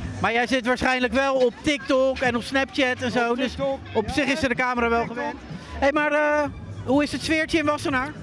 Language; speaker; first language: Dutch; native; Dutch